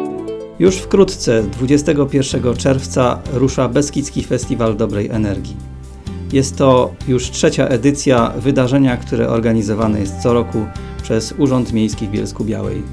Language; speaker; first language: Polish; native; Polish